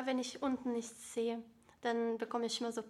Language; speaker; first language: German; early bilingual, other home language; Bosnian